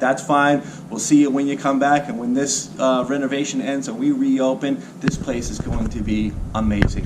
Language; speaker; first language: English; native; English